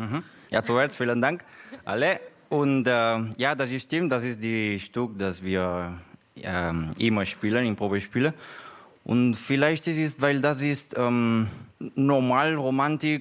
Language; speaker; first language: German; non-native, learner; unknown